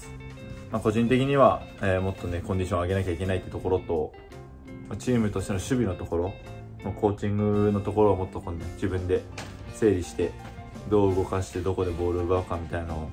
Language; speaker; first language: Japanese; native; Japanese